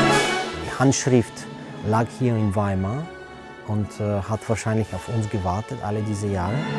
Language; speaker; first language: German; non-native, fluent; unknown